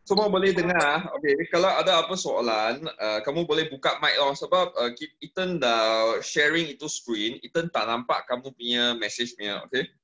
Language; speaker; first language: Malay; non-native, local second language; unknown